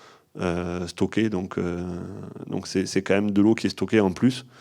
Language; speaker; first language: French; native; French